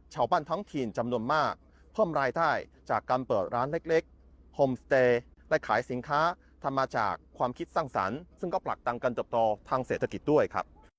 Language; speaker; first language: Thai; non-native, fluent; Chinese